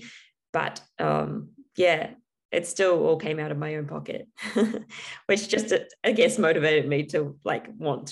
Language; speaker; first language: English; native; English